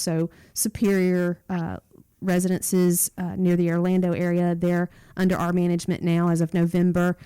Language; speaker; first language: English; native; English